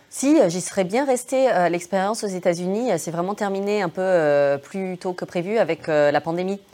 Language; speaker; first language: French; early bilingual, other home language; English